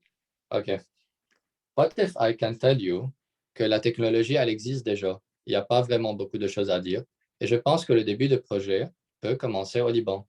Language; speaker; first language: French; non-native, local second language; Arabic